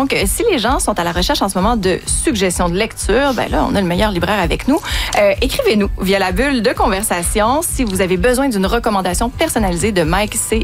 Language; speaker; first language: French; native; French